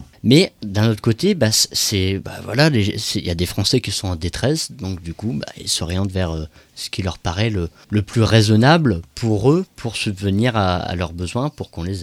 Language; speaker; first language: French; native; French